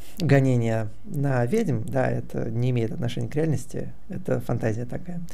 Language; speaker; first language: Russian; native; Russian